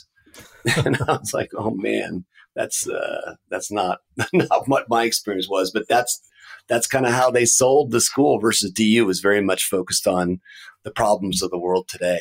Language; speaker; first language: English; native; English